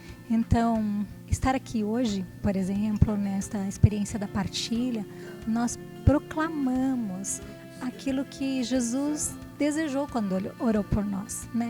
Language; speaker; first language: Portuguese; native; Portuguese